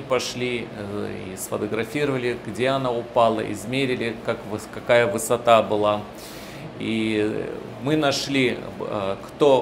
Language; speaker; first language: Russian; early bilingual, heritage; Russian